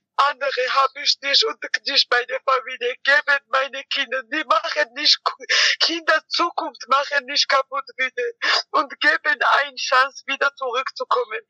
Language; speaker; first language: German; non-native, learner; Georgian